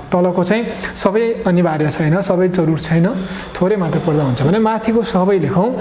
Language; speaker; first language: Nepali; non-native, local second language; Eastern Tamang